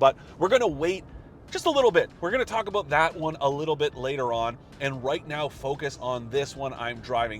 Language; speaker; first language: English; native; English